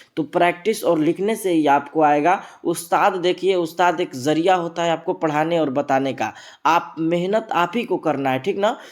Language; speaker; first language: Hindi; native; Hindi